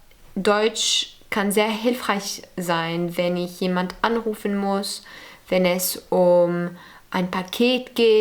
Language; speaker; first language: German; early bilingual, other home language; French